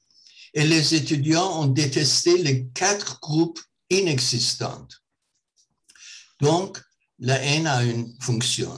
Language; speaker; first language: French; non-native, fluent; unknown